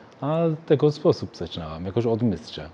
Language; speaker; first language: Polish; non-native, learner; Turkish